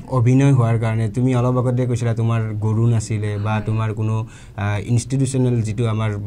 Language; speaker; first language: Assamese; native; Assamese